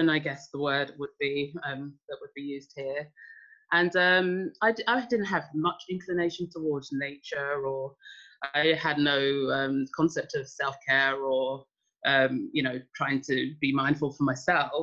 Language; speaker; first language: English; native; English